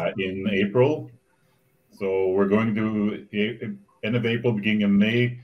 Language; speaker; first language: English; native; English